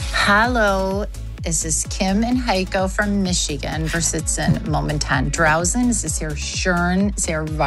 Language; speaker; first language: German; non-native, learner; English